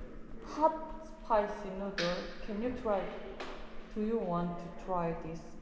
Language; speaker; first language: English; non-native, learner; Korean